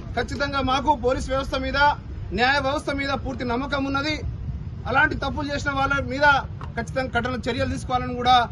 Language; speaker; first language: Telugu; non-native, local second language; Lambadi